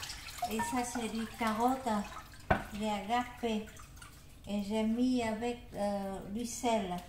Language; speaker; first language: French; non-native, learner; Vietnamese